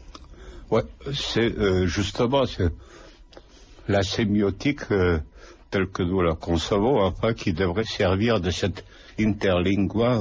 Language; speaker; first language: French; non-native, fluent; Lithuanian